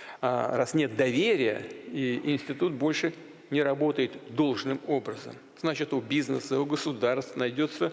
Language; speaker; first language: Russian; native; Russian